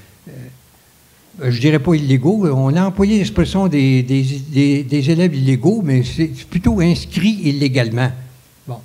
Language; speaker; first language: French; native; French